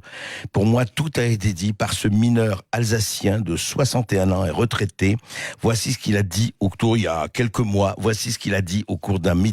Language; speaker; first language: French; native; French